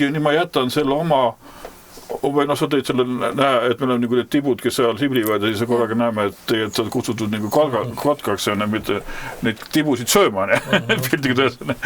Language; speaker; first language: Estonian; native; Estonian